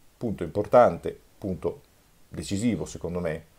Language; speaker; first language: Italian; native; Italian